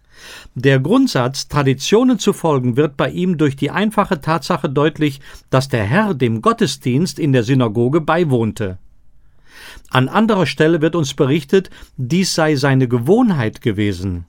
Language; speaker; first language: German; native; German